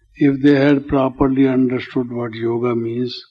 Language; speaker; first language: English; non-native, local second language; Hindi